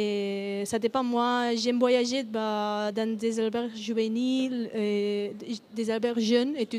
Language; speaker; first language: French; non-native, learner; Spanish